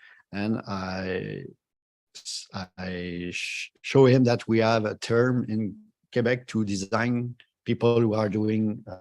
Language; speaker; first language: English; non-native, fluent; French